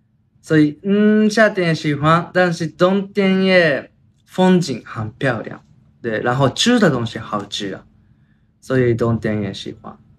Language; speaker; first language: Chinese; non-native, learner; Japanese